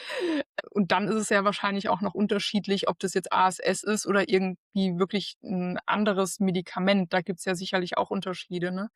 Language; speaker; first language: German; native; German